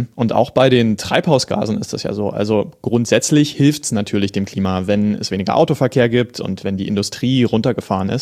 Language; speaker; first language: German; native; German